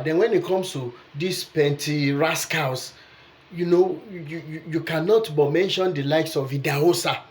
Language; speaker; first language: English; non-native, local second language; Yoruba